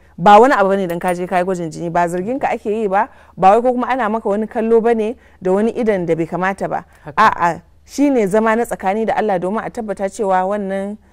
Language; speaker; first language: Hausa; native; Hausa